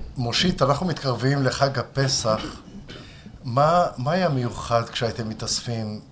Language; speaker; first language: Hebrew; early bilingual, other home language; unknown